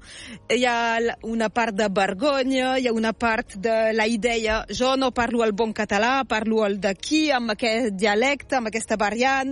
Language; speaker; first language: Catalan; native; Catalan